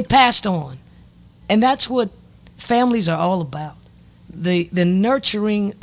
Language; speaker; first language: English; native; English